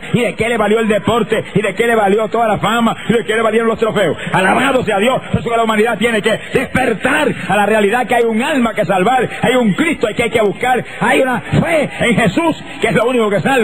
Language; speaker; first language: Spanish; native; Spanish